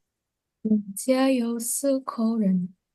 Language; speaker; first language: Chinese; non-native, learner; Indonesian